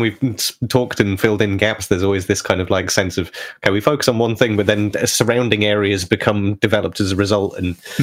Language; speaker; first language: English; native; English